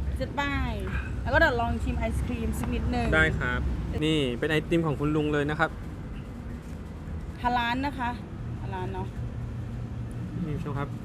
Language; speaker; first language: Thai; native; Thai